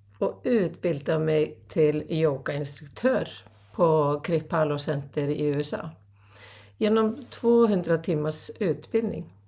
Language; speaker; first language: Swedish; non-native, fluent; Icelandic